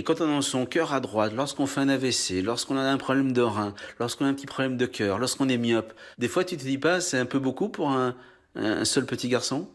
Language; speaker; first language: French; native; French